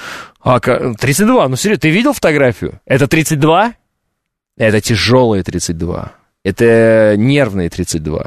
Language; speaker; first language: Russian; native; Russian